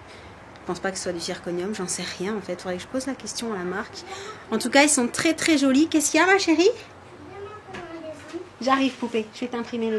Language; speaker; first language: French; native; French